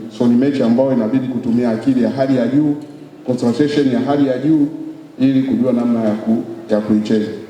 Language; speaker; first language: Swahili; native; Swahili